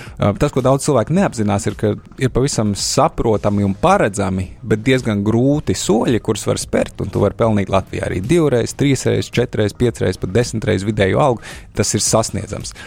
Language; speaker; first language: Latvian; native; Latvian